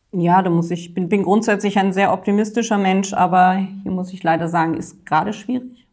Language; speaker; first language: German; native; German